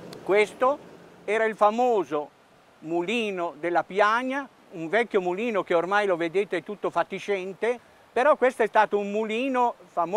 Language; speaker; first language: Italian; native; Italian